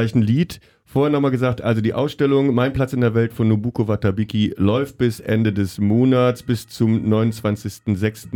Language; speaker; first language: German; native; German